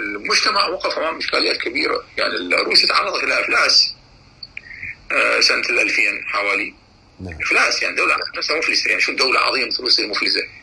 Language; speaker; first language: Arabic; native; Arabic